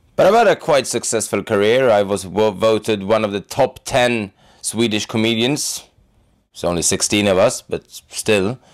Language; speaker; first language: English; non-native, fluent; Swedish